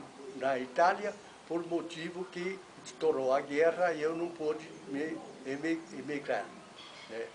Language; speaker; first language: Portuguese; non-native, fluent; Italian